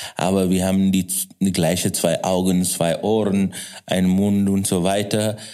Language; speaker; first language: German; non-native, fluent; Kannada